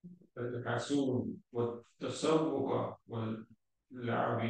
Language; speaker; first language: Arabic; non-native, learner; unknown